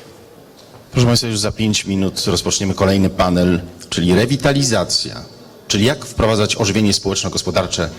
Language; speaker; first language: Polish; native; Polish